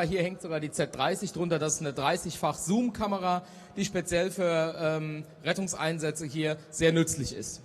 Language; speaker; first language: German; native; German